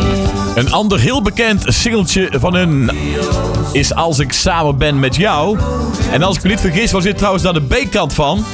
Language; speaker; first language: Dutch; native; Dutch